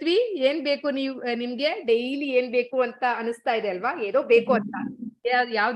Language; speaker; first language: Kannada; non-native, learner; Tamil